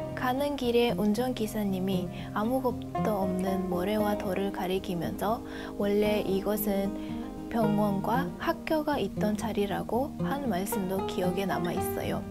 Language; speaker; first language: Korean; non-native, fluent; Uzbek